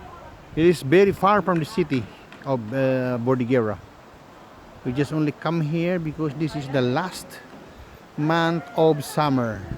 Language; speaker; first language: English; non-native, learner; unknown